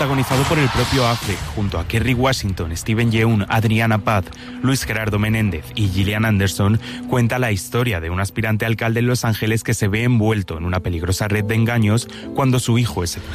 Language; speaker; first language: Spanish; native; Spanish